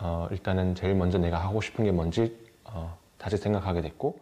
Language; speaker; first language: Korean; native; Korean